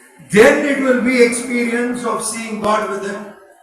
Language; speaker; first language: English; non-native, local second language; Tamil